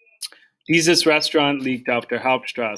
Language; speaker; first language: German; non-native, learner; English